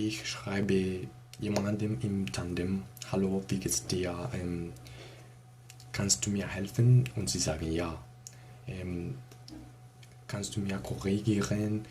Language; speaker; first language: German; non-native, learner; Spanish